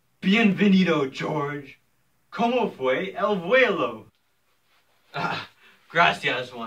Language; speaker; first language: Spanish; non-native, learner; English